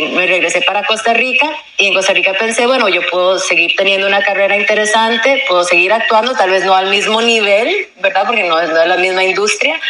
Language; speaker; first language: Spanish; early bilingual, heritage; Spanish